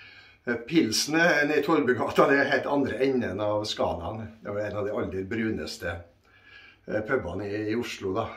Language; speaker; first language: Norwegian; native; Norwegian